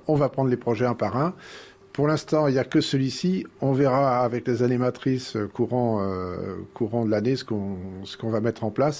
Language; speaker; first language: French; native; French